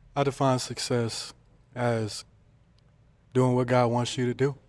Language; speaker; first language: English; native; English